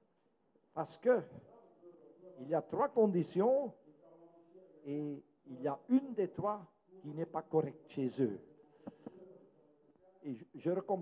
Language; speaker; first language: French; non-native, local second language; Dutch